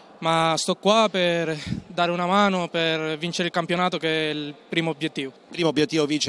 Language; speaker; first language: Italian; non-native, learner; Spanish